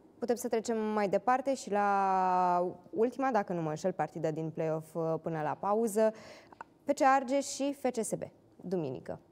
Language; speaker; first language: Romanian; native; Romanian